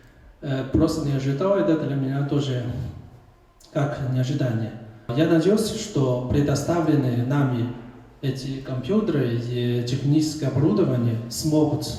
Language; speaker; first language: Russian; non-native, fluent; Chinese